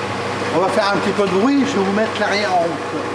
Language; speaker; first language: French; native; French